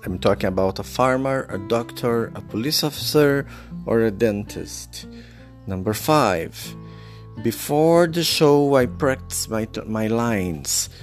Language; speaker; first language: English; non-native, fluent; Portuguese